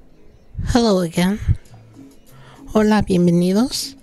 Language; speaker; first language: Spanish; early bilingual, heritage; Spanish